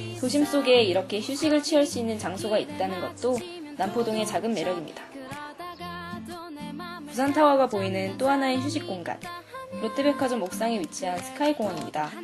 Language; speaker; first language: Korean; native; Korean